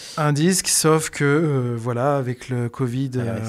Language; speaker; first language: French; native; French